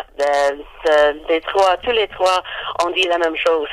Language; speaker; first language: French; non-native, learner; English